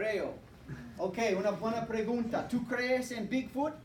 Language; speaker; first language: Spanish; non-native, fluent; English